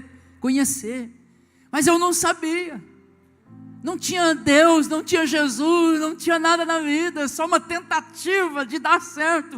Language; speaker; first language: Portuguese; native; Portuguese